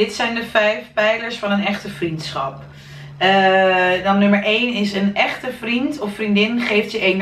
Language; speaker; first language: Dutch; native; Dutch